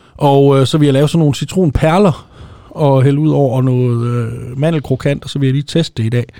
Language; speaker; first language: Danish; native; Danish